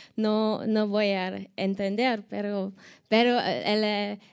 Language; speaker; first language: Spanish; non-native, learner; German